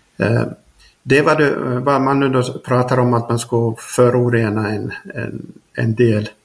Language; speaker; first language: Swedish; native; Swedish